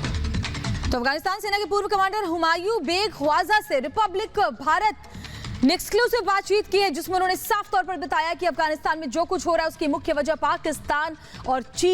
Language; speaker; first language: Hindi; native; Hindi